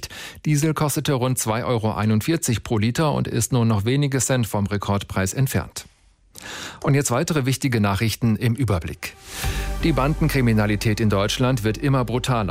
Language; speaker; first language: German; native; German